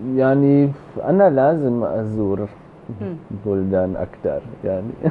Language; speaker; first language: Arabic; non-native, learner; German